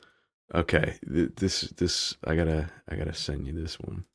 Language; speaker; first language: English; native; English